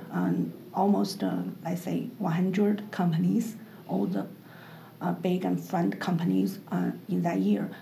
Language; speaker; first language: English; non-native, learner; Chinese